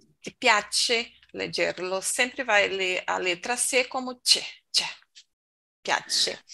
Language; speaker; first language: Italian; non-native, learner; Portuguese